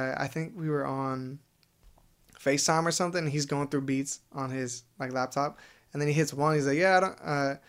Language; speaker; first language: English; native; English